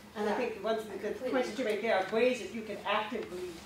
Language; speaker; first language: English; native; English